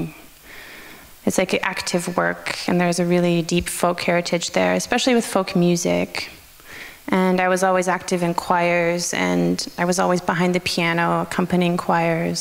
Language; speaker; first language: English; native; English